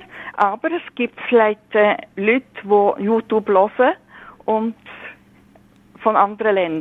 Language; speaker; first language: German; non-native, fluent; Norwegian